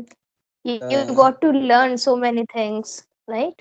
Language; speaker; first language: English; non-native, local second language; Hindi